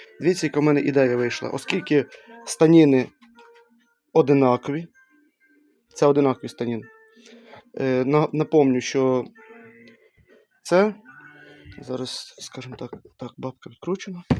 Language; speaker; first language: Ukrainian; native; Ukrainian